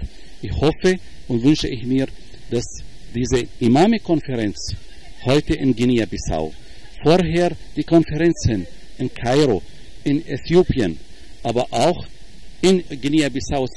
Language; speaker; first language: German; non-native, fluent; Arabic